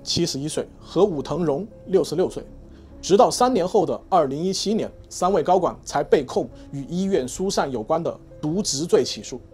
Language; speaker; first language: Chinese; native; Chinese